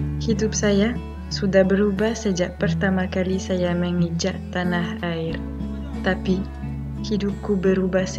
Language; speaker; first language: Indonesian; non-native, fluent; French